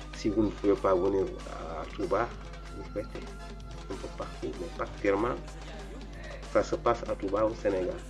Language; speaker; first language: French; non-native, local second language; Wolof